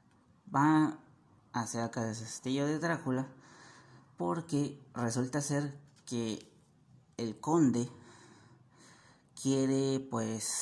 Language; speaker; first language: Spanish; native; Spanish